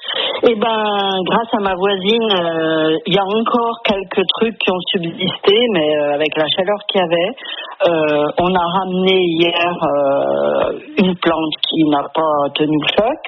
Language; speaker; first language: French; native; French